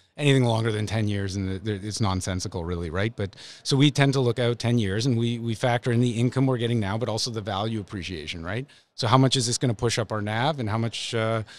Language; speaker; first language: English; native; English